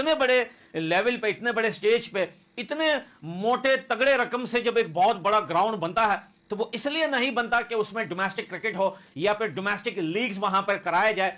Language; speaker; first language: Hindi; native; Hindi